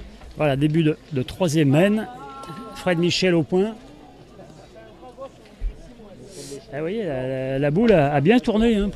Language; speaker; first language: French; native; French